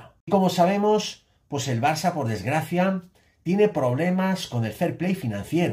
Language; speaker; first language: Spanish; native; Spanish